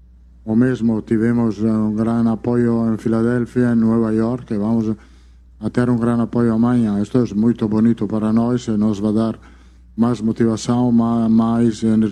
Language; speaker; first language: Portuguese; non-native, learner; Italian